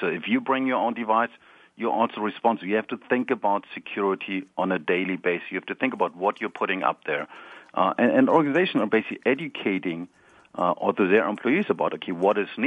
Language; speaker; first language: English; non-native, fluent; German